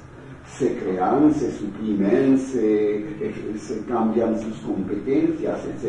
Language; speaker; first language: Spanish; non-native, fluent; French